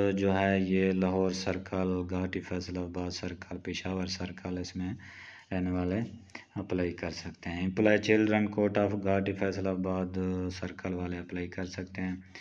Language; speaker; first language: Urdu; non-native, local second language; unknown